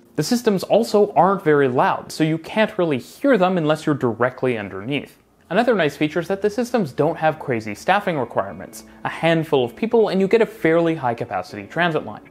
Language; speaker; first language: English; native; English